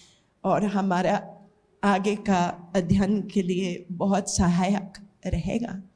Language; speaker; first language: Hindi; non-native, learner; English